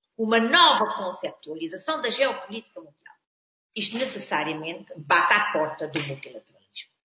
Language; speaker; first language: Portuguese; non-native, local second language; Kabuverdianu